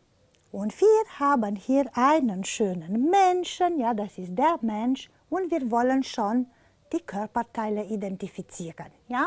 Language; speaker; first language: German; non-native, fluent; Romanian